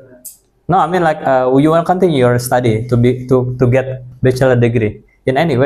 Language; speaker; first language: English; non-native, fluent; Indonesian